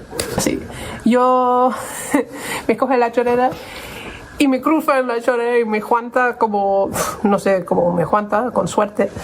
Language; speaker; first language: Spanish; non-native, learner; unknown